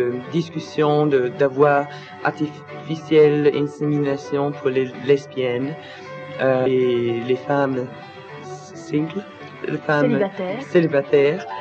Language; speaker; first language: French; non-native, learner; Danish